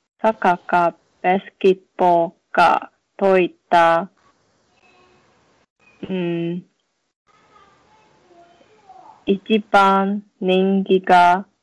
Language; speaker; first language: Japanese; non-native, learner; Chinese